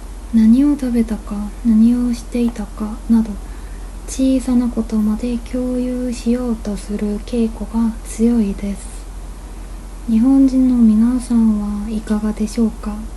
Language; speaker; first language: Japanese; non-native, fluent; Korean